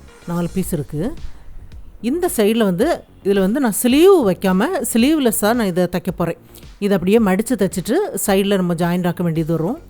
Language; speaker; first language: Tamil; native; Tamil